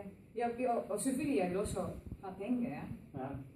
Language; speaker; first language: Danish; non-native, learner; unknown